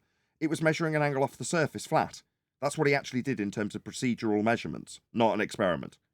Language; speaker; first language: English; native; English